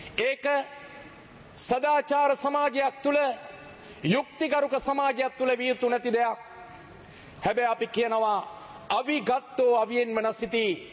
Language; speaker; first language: Sinhala; native; Sinhala